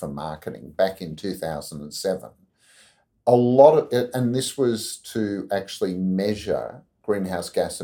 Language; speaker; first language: English; native; English